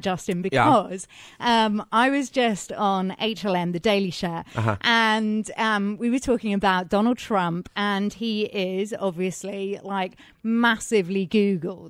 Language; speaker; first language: English; native; English